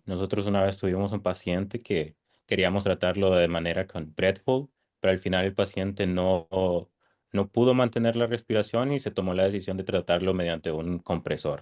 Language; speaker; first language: Spanish; native; Spanish